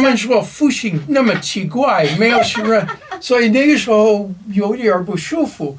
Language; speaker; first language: Chinese; non-native, learner; English